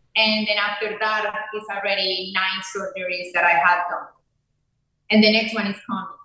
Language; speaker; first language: English; non-native, fluent; Spanish